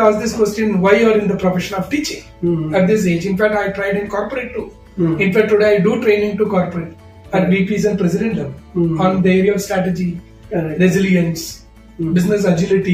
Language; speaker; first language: English; non-native, local second language; Tamil